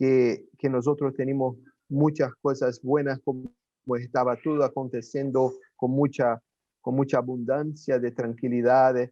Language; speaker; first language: Spanish; non-native, fluent; Portuguese